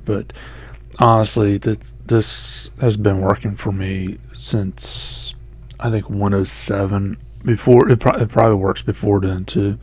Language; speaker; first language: English; native; English